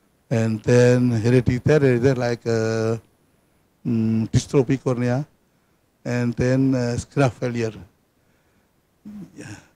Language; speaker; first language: English; non-native, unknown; Indonesian